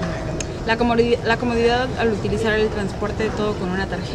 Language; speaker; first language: Spanish; native; Spanish